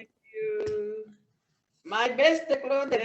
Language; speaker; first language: English; non-native, learner; Kongo